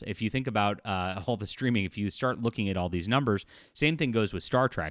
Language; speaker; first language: English; native; English